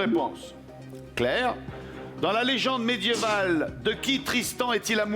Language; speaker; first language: French; native; French